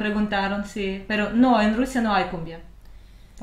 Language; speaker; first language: Spanish; non-native, learner; Russian